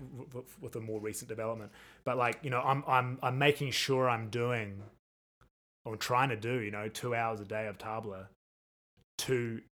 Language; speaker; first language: English; native; English